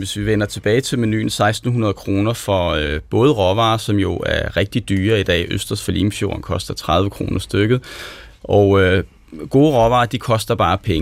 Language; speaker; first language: Danish; native; Danish